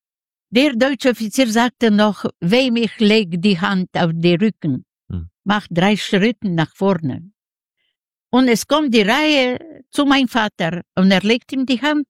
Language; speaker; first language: German; non-native, learner; Yiddish